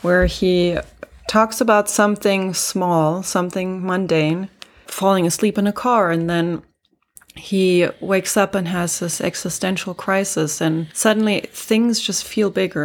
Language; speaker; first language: English; non-native, fluent; Swedish